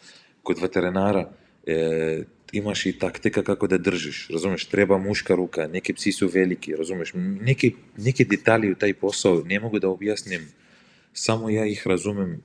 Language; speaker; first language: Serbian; non-native, learner; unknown